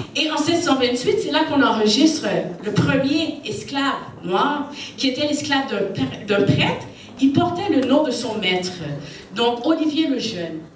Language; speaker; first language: French; native; French